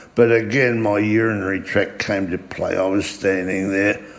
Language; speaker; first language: English; early bilingual, other home language; German